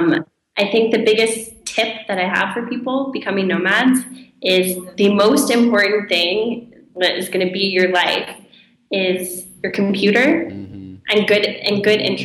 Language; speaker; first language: English; native; English